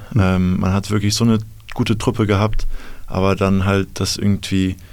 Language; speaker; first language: German; native; German